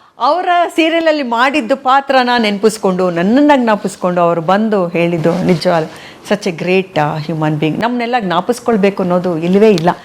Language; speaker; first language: Kannada; native; Kannada